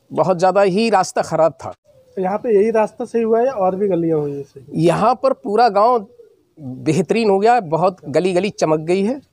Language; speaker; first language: Hindi; native; Hindi